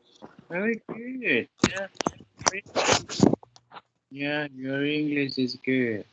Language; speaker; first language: English; non-native, fluent; Indonesian